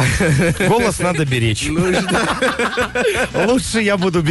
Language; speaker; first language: Russian; native; Russian